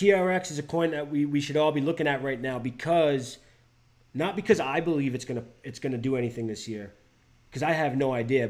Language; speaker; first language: English; native; English